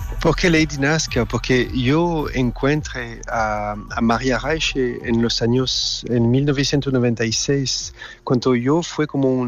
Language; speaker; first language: Spanish; non-native, fluent; French